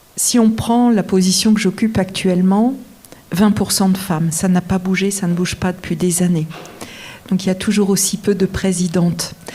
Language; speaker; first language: French; native; French